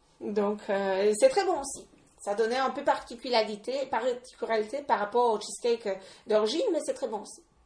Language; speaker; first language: French; non-native, fluent; Polish